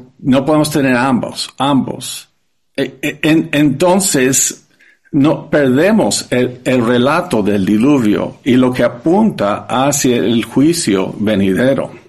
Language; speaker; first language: Spanish; non-native, fluent; English